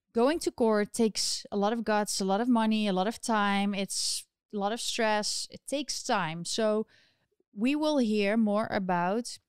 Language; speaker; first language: English; non-native, fluent; Dutch